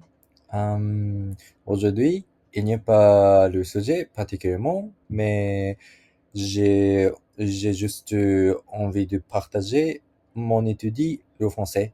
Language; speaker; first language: French; non-native, learner; Japanese